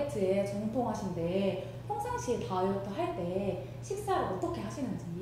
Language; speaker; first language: Korean; native; Korean